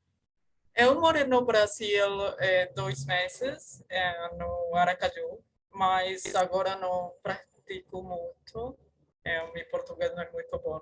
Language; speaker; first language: Portuguese; non-native, learner; Spanish